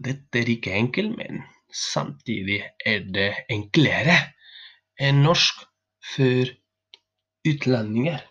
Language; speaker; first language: Norwegian; non-native, learner; Spanish